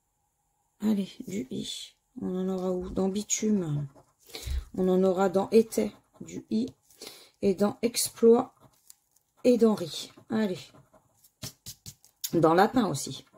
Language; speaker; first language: French; native; French